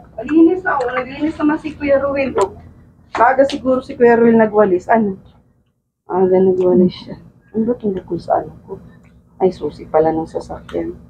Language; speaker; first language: Filipino; non-native, local second language; Cebuano